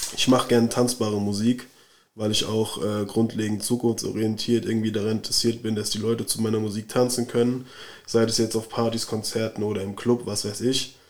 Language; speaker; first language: German; native; German